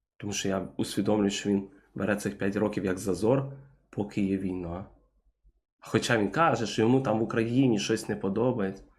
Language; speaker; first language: Ukrainian; native; Ukrainian